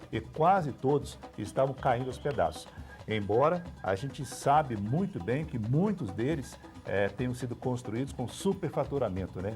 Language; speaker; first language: Portuguese; native; Portuguese